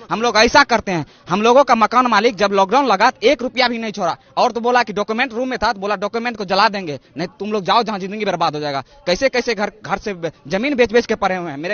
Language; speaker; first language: Hindi; native; Hindi